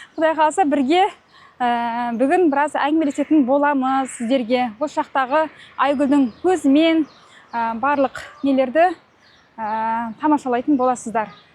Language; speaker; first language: Kazakh; native; Kazakh